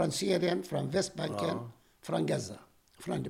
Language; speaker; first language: Swedish; non-native, fluent; Arabic